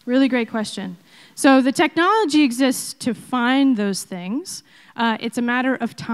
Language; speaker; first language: English; native; English